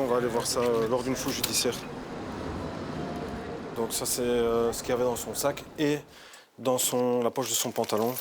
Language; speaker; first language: French; native; French